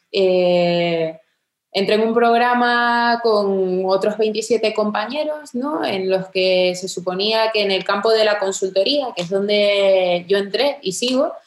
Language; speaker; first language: Spanish; native; Spanish